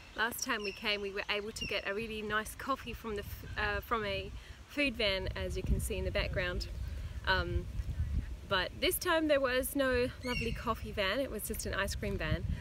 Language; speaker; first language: English; native; English